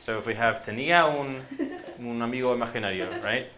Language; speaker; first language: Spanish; non-native, fluent; English